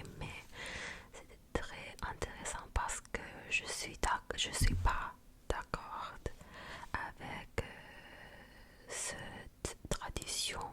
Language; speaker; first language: French; non-native, fluent; Japanese